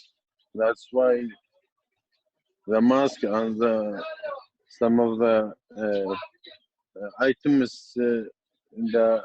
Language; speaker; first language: English; non-native, learner; Kurdish